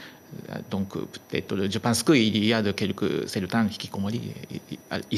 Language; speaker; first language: French; non-native, learner; Japanese